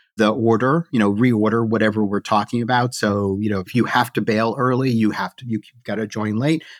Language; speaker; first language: English; native; English